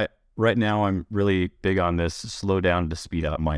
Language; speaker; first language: English; native; English